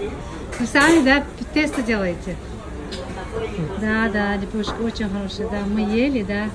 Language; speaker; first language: Russian; non-native, learner; Uzbek